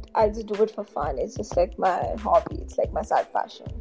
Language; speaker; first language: English; non-native, local second language; Hindi